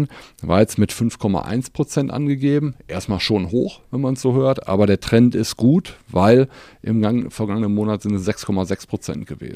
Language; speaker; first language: German; native; German